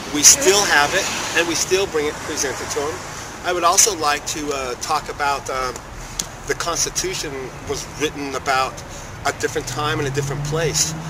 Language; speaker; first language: English; native; English